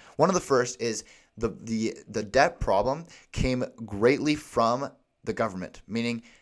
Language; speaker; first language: English; native; English